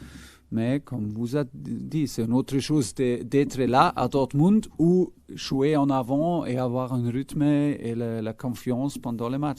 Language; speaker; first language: French; non-native, fluent; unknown